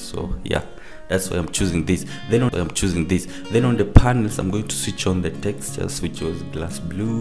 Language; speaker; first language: English; non-native, local second language; Swahili